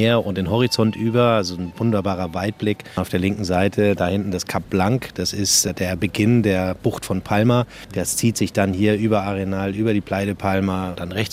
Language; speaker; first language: German; native; German